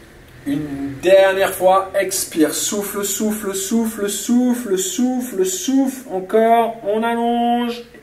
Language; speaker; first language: French; native; French